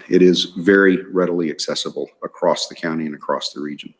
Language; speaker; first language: English; native; English